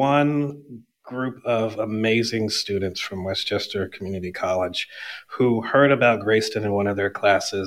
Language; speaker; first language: English; native; English